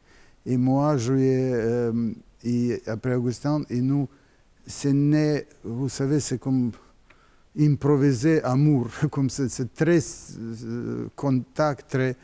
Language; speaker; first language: French; non-native, learner; Russian